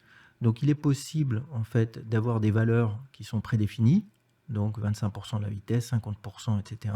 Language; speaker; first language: French; native; French